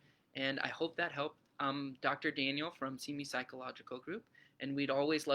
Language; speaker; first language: English; native; English